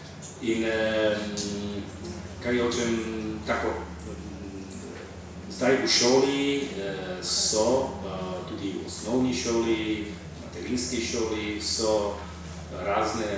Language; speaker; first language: Slovenian; non-native, fluent; Italian